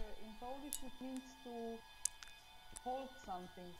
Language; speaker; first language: English; non-native, fluent; Polish